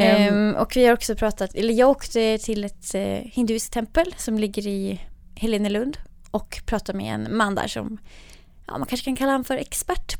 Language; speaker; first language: Swedish; native; Swedish